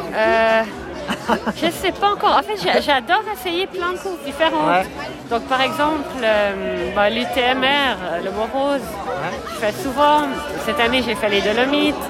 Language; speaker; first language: French; native; French